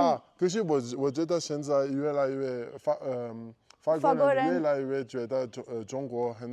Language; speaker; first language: Chinese; non-native, learner; French